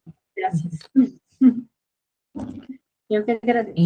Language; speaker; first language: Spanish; non-native, learner; Portuguese